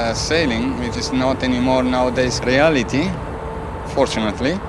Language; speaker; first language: English; non-native, fluent; Spanish